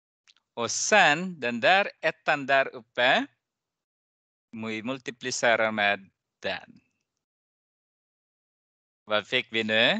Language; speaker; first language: Swedish; non-native, fluent; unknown